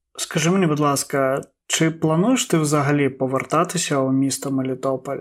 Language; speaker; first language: Ukrainian; non-native, local second language; Russian